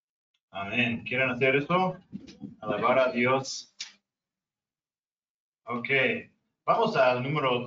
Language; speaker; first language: Spanish; non-native, fluent; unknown